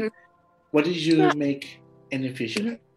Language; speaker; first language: English; non-native, learner; Spanish